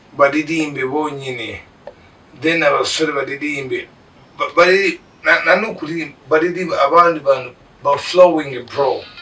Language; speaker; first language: Kinyarwanda; early bilingual, heritage; Kinyarwanda